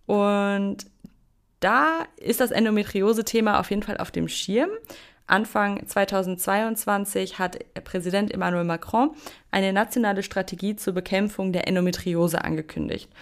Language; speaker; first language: German; native; German